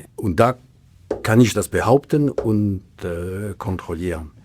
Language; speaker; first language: German; non-native, local second language; French